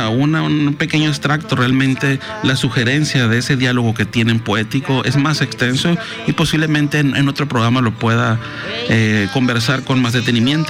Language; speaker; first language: Spanish; native; Spanish